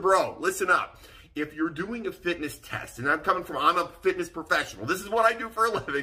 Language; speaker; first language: English; native; English